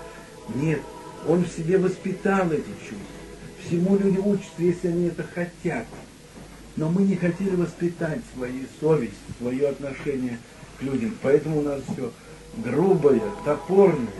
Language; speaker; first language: Russian; native; Russian